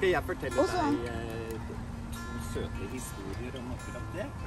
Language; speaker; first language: Norwegian; native; Norwegian